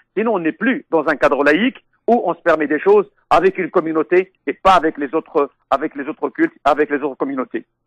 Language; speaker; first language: French; non-native, local second language; Arabic